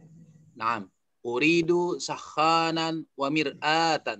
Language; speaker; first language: Arabic; non-native, learner; Indonesian